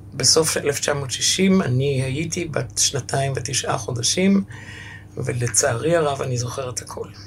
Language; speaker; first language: Hebrew; early bilingual, other home language; German